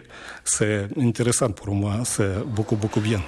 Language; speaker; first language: French; non-native, learner; Ukrainian